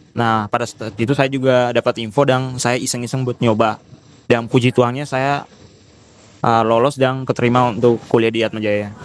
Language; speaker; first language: Indonesian; non-native, local second language; Tetum